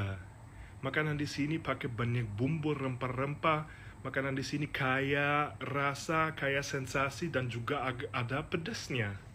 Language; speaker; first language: Indonesian; non-native, fluent; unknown